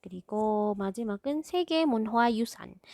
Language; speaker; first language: Korean; non-native, fluent; Indonesian